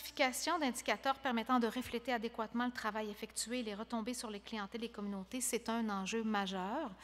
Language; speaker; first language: French; native; French